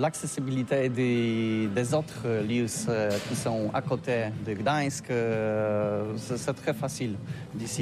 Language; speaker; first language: French; non-native, learner; Polish